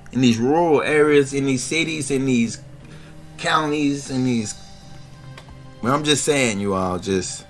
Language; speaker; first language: English; native; English